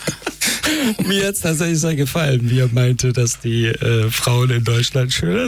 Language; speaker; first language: German; early bilingual, other home language; Persian